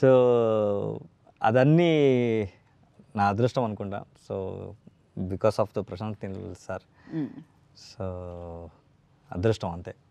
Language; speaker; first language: Telugu; non-native, learner; Kannada